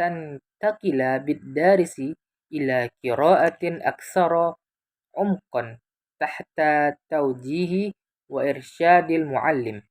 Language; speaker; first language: Arabic; non-native, fluent; Indonesian